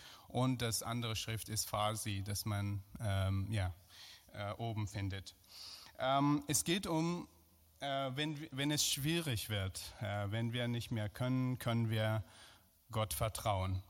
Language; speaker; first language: German; non-native, fluent; Persian